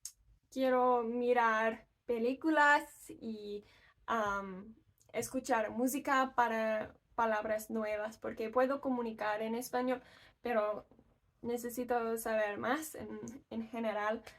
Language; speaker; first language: Spanish; non-native, learner; English